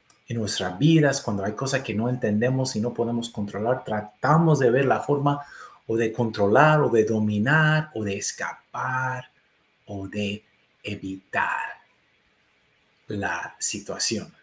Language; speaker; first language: Spanish; non-native, fluent; English